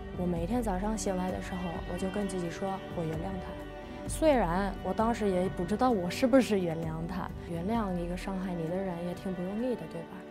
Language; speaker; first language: Chinese; non-native, fluent; English